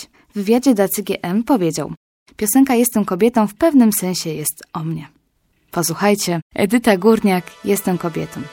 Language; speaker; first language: Polish; native; Polish